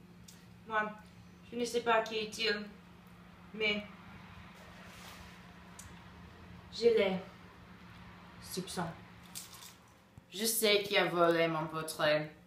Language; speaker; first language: French; non-native, learner; English